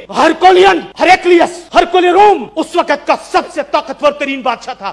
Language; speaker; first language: Urdu; non-native, local second language; Pashto